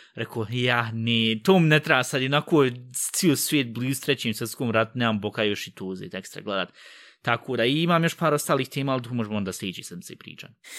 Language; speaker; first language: Bosnian; early bilingual, heritage; Bosnian